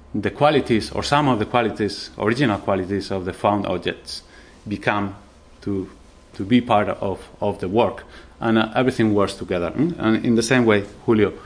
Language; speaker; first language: English; non-native, fluent; Spanish